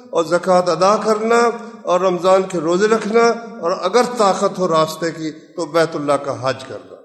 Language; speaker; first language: Urdu; non-native, local second language; Punjabi